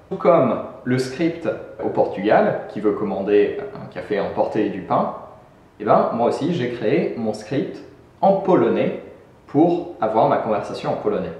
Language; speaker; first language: French; native; French